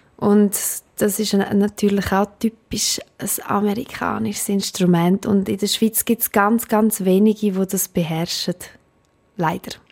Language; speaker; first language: German; native; German